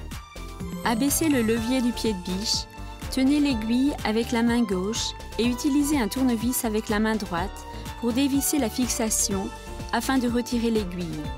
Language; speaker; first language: French; native; French